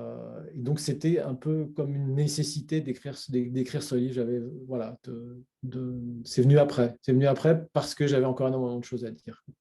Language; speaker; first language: French; native; French